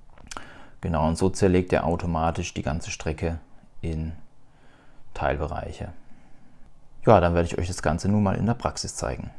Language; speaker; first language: German; native; German